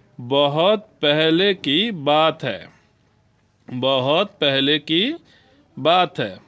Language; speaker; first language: Hindi; non-native, learner; Bangla